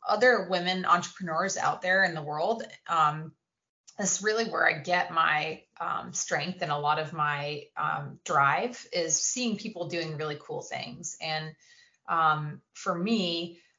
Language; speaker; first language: English; native; English